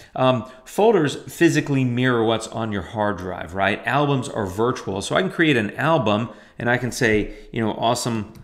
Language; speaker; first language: English; native; English